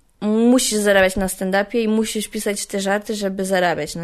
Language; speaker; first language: Polish; native; Polish